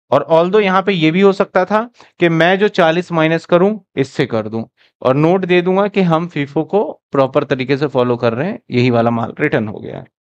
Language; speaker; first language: Hindi; native; Hindi